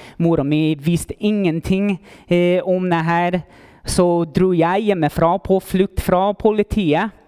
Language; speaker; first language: Norwegian; non-native, fluent; English